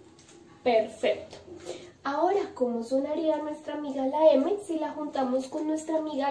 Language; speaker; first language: Spanish; native; Spanish